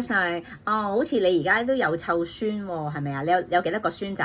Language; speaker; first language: Cantonese; native; Cantonese